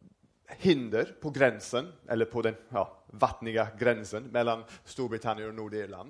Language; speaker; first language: Swedish; non-native, fluent; English